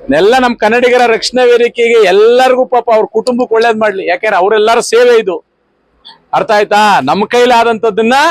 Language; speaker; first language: Kannada; native; Kannada